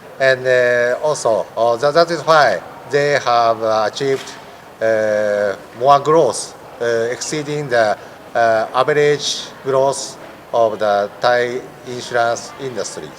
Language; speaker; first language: English; non-native, learner; Japanese